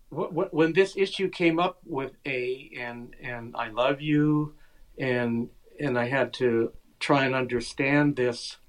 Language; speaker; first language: English; native; English